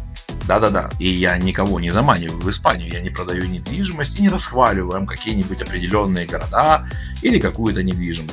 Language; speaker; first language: Russian; native; Russian